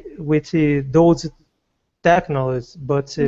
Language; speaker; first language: English; non-native, learner; Portuguese